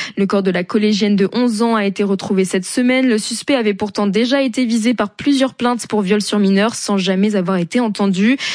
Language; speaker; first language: French; native; French